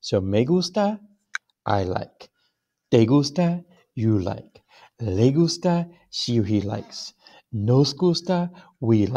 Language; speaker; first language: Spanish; non-native, fluent; English